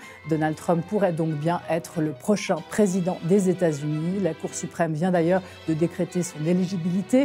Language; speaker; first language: French; native; French